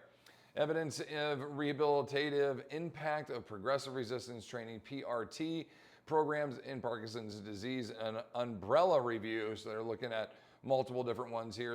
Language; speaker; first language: English; native; English